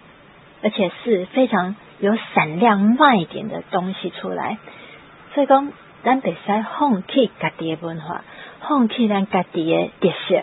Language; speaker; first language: Chinese; native; Chinese